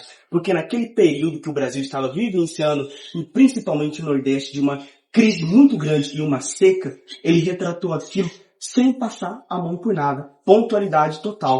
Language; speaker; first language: Portuguese; native; Portuguese